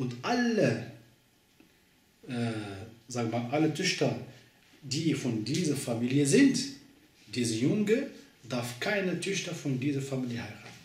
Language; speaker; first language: German; non-native, learner; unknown